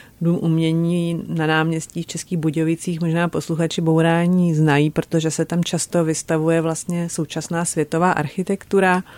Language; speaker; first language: Czech; native; Czech